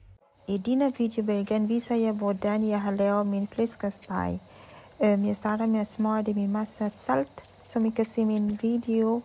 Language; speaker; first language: Danish; non-native, fluent; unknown